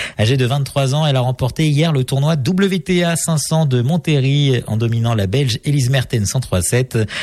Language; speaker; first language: French; native; French